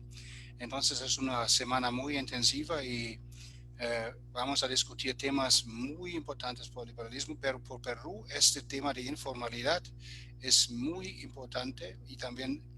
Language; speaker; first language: Spanish; non-native, fluent; German